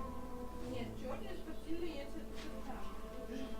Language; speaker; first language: Russian; native; Russian